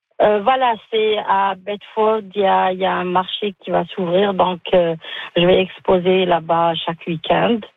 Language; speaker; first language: French; non-native, local second language; Arabic